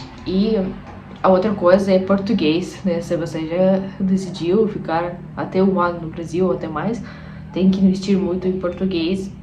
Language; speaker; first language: Portuguese; non-native, fluent; Russian